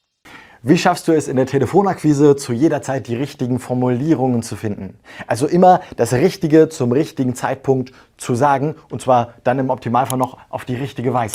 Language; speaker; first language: German; native; German